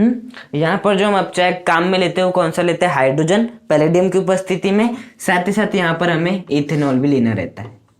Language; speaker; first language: Hindi; native; Hindi